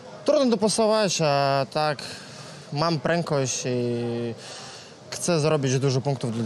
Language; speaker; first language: Polish; non-native, learner; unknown